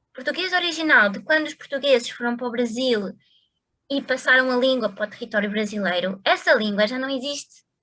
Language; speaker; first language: Portuguese; native; Portuguese